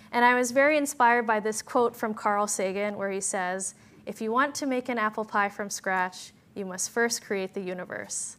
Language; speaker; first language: English; native; English